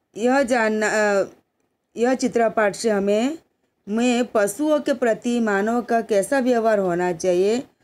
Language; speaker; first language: Hindi; non-native, local second language; Gujarati